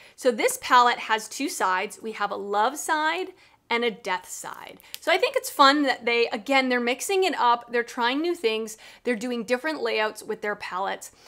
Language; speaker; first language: English; native; English